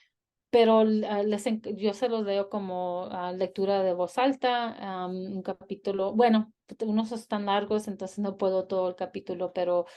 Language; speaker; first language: Spanish; early bilingual, heritage; Spanish